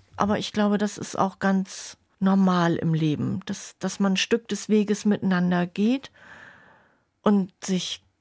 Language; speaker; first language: German; native; German